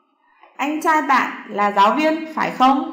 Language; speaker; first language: Vietnamese; non-native, learner; Chinese